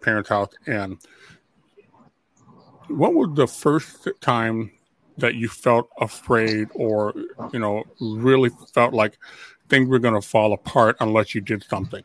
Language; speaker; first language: English; native; English